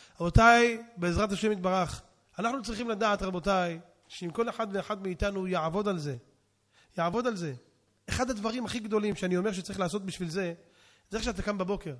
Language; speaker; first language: Hebrew; native; Hebrew